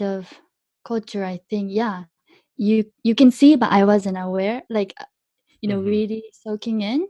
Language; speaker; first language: English; early bilingual, other home language; Japanese